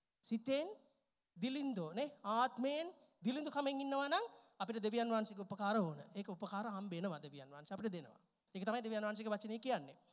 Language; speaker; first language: Sinhala; non-native, local second language; Tamil